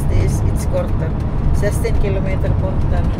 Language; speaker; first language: Dutch; non-native, learner; Filipino